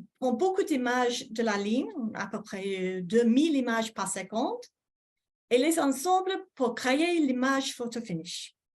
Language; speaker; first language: French; non-native, fluent; English